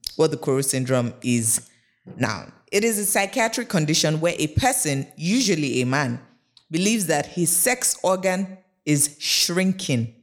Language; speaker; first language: English; non-native, local second language; Yoruba